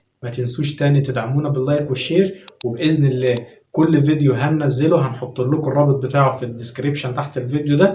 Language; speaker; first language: Arabic; native; Arabic